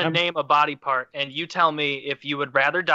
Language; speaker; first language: English; native; English